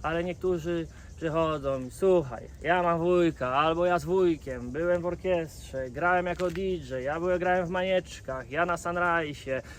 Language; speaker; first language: Polish; native; Polish